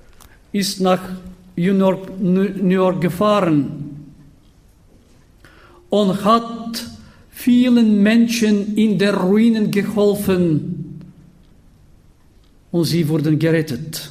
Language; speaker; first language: German; non-native, fluent; Bulgarian